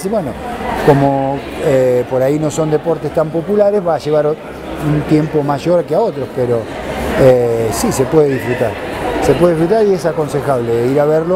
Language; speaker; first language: Spanish; native; Spanish